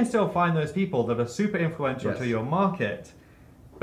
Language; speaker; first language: English; native; English